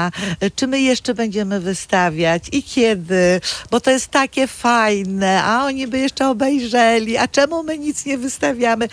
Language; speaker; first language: Polish; non-native, local second language; Kashubian